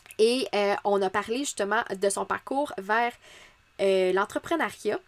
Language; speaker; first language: French; native; French